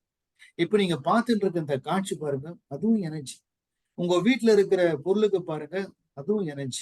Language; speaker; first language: Tamil; native; Tamil